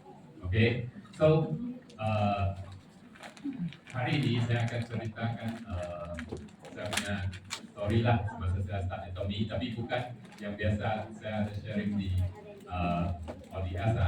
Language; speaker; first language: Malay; non-native, local second language; Chinese